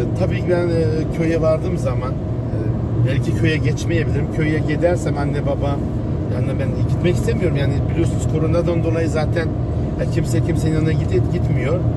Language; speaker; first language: Turkish; early bilingual, heritage; Turkish